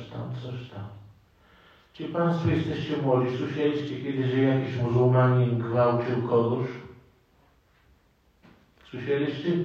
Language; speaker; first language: Polish; non-native, fluent; Arabic